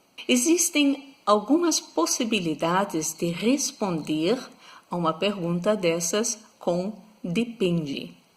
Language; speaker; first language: Portuguese; non-native, fluent; German